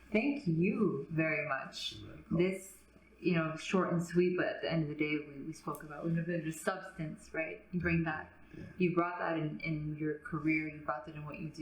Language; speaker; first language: English; native; English